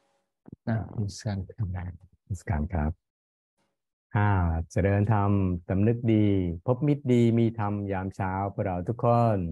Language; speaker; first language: Thai; native; Thai